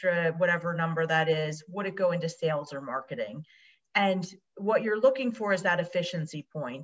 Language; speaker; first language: English; native; English